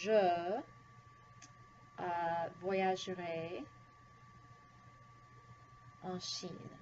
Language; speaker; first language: French; non-native, fluent; English